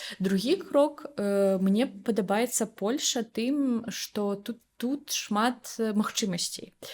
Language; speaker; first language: Belarusian; native; Belarusian